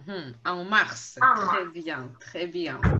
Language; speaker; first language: French; non-native, fluent; Russian